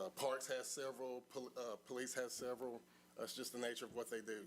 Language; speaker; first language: English; native; English